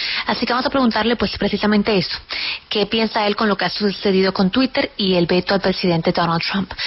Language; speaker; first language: Spanish; native; Spanish